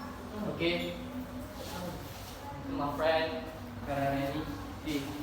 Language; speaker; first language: English; non-native, local second language; Indonesian